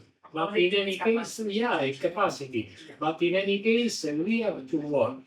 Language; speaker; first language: English; non-native, learner; Italian